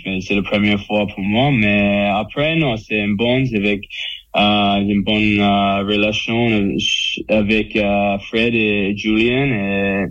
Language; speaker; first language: French; non-native, learner; English